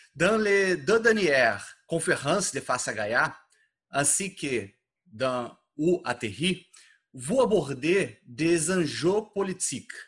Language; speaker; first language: French; non-native, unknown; Portuguese